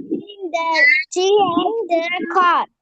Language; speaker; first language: English; non-native, learner; Tamil